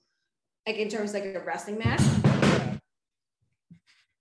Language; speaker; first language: English; non-native, local second language; Filipino